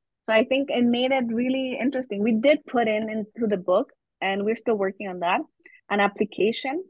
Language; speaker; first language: English; non-native, fluent; German